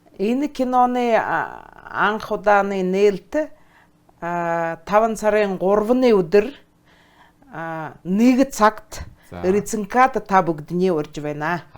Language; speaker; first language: Mongolian; non-native, local second language; Buriat